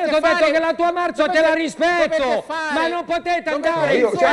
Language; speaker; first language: Italian; native; Italian